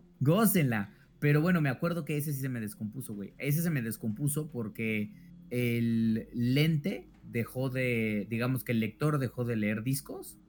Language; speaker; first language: Spanish; native; Spanish